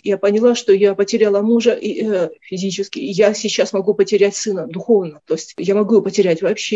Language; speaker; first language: Russian; native; Russian